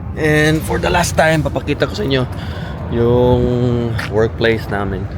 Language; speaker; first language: Filipino; native; Filipino